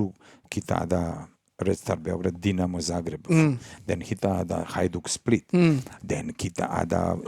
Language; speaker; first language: Indonesian; non-native, fluent; Serbian